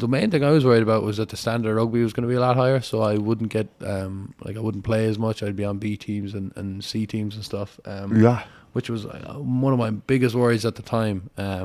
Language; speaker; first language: English; native; English